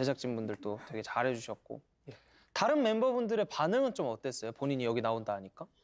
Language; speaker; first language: Korean; native; Korean